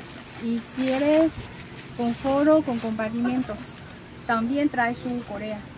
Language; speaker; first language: Spanish; non-native, learner; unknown